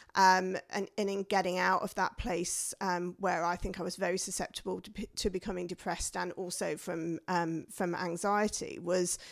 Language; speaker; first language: English; native; English